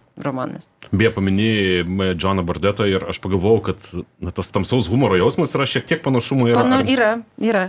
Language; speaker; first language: Lithuanian; native; Lithuanian